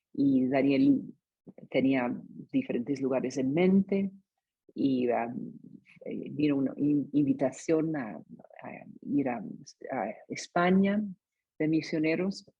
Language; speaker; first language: Spanish; non-native, fluent; English